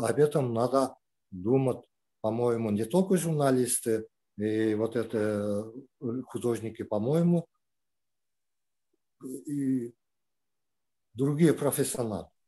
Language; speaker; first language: Russian; non-native, local second language; Kyrgyz